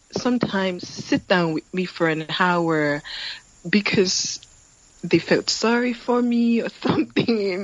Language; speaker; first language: English; non-native, local second language; Yoruba